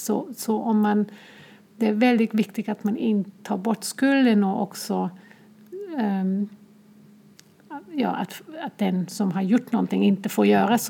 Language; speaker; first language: Swedish; non-native, fluent; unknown